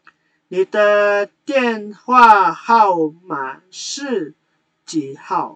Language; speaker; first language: Chinese; non-native, fluent; Indonesian